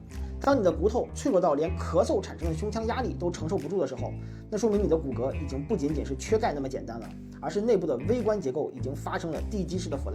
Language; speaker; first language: Chinese; native; Chinese